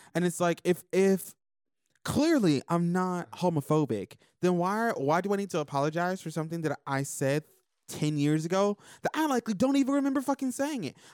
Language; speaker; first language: English; native; English